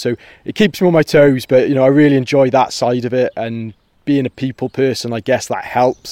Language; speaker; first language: English; native; English